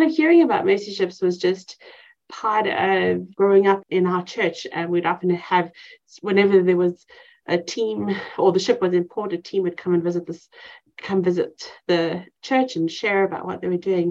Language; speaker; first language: English; native; English